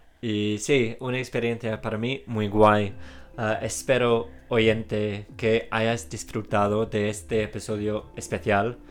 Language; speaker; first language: Spanish; non-native, fluent; English